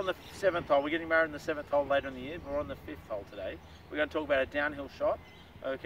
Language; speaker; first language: English; native; English